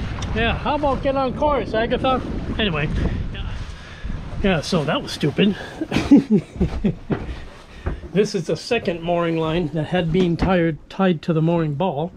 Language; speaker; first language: English; native; English